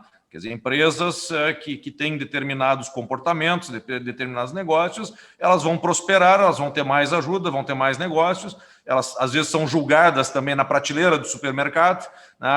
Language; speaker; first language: Portuguese; non-native, fluent; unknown